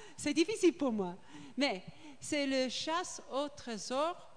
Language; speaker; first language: French; non-native, learner; English